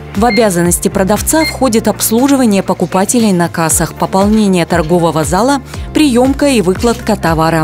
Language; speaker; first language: Russian; native; Russian